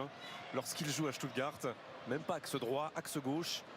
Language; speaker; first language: French; native; French